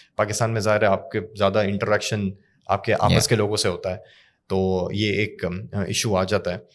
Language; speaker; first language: Urdu; native; Urdu